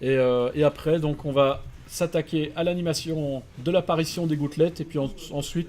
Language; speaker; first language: French; native; French